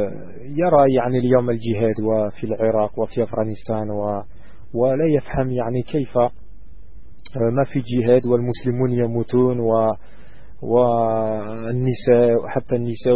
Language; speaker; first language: Arabic; non-native, learner; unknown